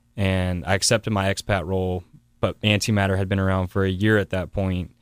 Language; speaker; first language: English; native; English